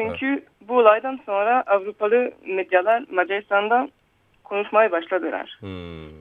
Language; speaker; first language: Turkish; early bilingual, heritage; Turkish